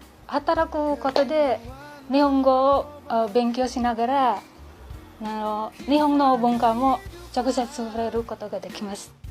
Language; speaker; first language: Japanese; non-native, learner; Indonesian